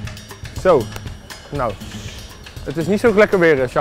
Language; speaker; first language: Dutch; native; Dutch